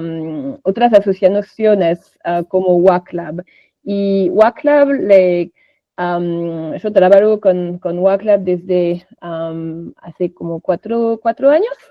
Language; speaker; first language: Spanish; non-native, fluent; French